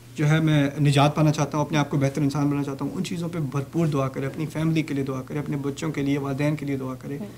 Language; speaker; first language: Urdu; native; Urdu